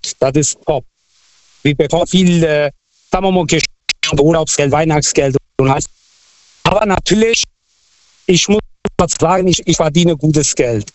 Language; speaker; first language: German; non-native, fluent; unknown